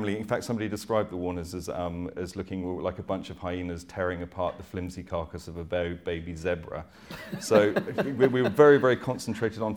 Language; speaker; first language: English; native; English